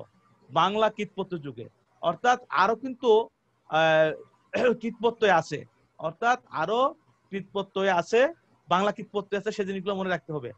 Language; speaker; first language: Bangla; native; Bangla